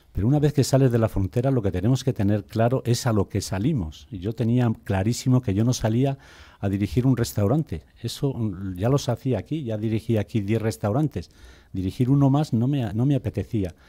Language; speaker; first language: Spanish; native; Spanish